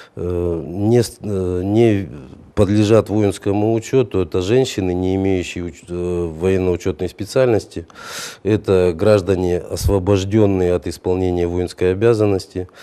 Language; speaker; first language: Russian; native; Russian